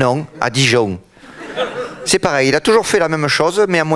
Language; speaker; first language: French; native; French